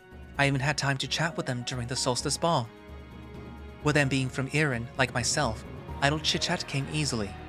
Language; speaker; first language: English; native; English